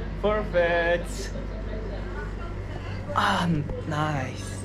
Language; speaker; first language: English; non-native, learner; Korean